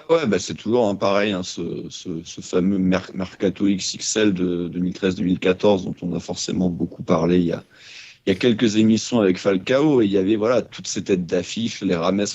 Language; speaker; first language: French; native; French